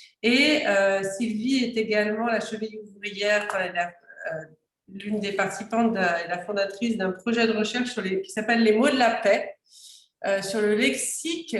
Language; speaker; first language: French; native; French